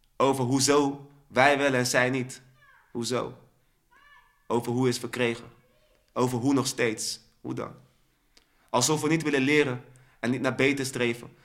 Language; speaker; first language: Dutch; early bilingual, other home language; Sranan Tongo